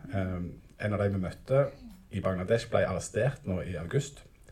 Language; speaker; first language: Norwegian; native; Norwegian